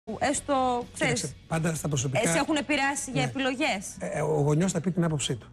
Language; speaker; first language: Greek; native; Greek